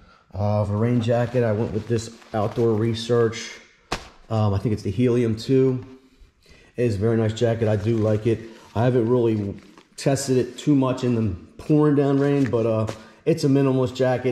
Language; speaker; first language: English; native; English